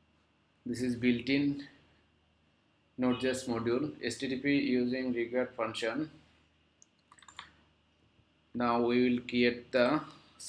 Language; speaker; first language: English; non-native, local second language; Bangla